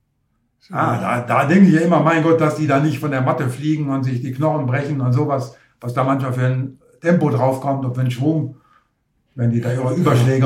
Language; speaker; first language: German; native; German